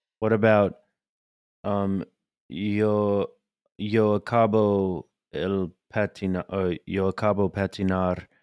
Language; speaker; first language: Spanish; non-native, learner; English